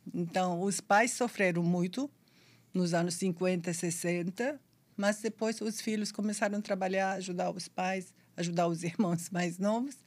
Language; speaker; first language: Portuguese; non-native, fluent; Arabic